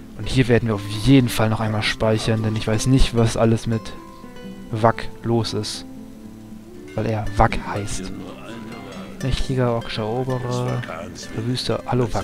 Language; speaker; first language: German; native; German